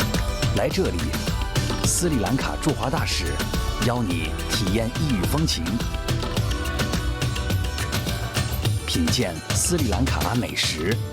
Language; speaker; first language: Chinese; native; Chinese